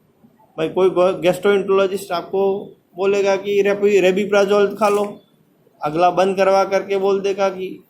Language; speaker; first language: Hindi; native; Hindi